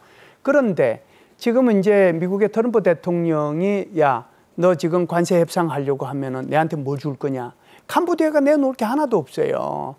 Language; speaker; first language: Korean; native; Korean